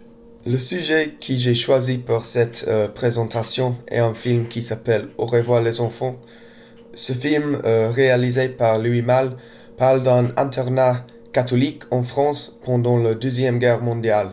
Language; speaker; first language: French; non-native, learner; English